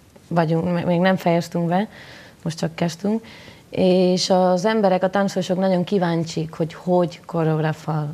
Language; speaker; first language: Hungarian; non-native, learner; Spanish